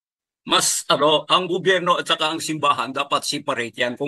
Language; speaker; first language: Filipino; native; Filipino